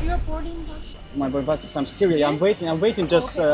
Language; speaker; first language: English; non-native, learner; Russian